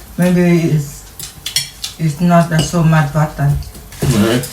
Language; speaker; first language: English; non-native, learner; Thai